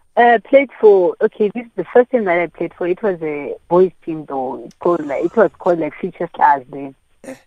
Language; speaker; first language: English; non-native, local second language; Xhosa